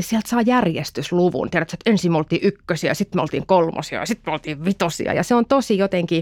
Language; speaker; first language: Finnish; native; Finnish